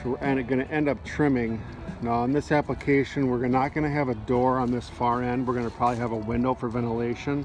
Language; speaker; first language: English; native; English